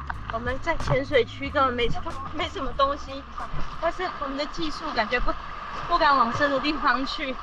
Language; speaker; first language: Chinese; native; Chinese